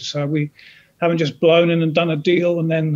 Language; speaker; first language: English; native; English